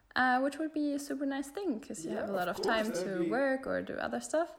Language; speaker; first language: English; non-native, fluent; German